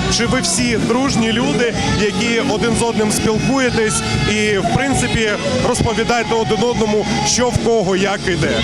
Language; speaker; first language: Ukrainian; native; Ukrainian